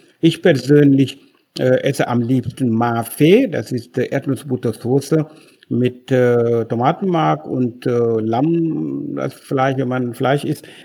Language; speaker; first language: German; non-native, fluent; Wolof